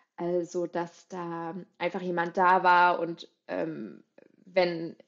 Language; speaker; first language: German; native; German